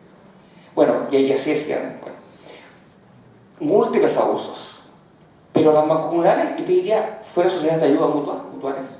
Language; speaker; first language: Spanish; native; Spanish